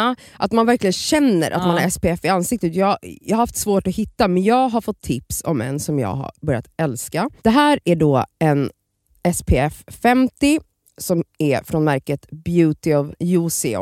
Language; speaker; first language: Swedish; native; Swedish